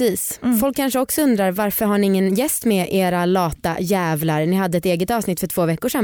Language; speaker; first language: Swedish; native; Swedish